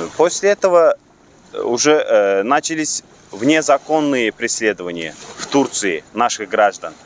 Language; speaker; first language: Russian; non-native, local second language; Turkmen